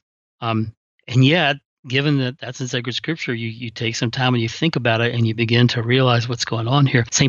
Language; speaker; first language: English; native; English